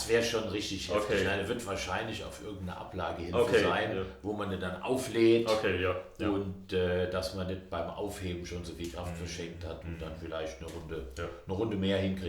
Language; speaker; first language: German; native; German